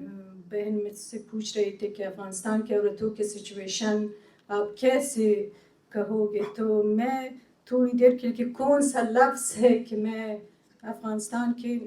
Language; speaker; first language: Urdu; non-native, fluent; Persian